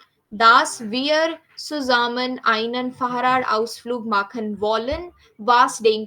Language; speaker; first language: German; non-native, fluent; Hindi